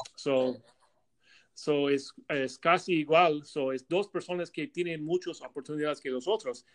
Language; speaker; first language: Spanish; non-native, learner; English